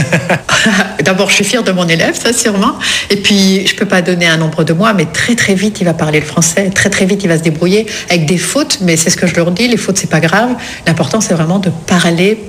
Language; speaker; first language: French; native; French